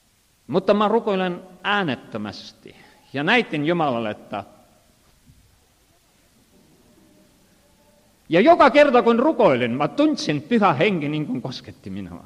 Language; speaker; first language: Finnish; non-native, fluent; Estonian